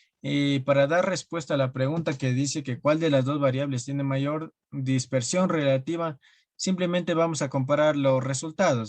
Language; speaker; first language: Spanish; native; Spanish